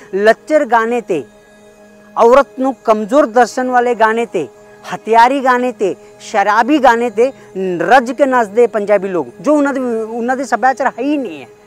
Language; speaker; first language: Punjabi; non-native, fluent; Kannada